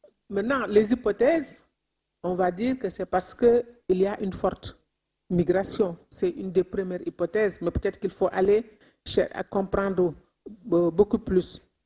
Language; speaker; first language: French; non-native, local second language; Wolof